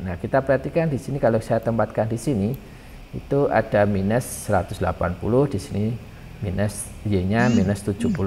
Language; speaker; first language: Indonesian; native; Indonesian